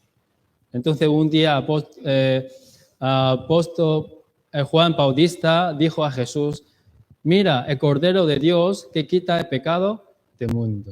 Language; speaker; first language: Spanish; non-native, learner; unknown